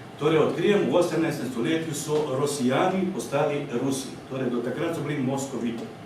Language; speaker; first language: Slovenian; non-native, fluent; Ukrainian